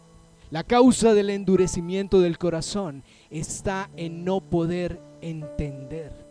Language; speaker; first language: Spanish; native; Spanish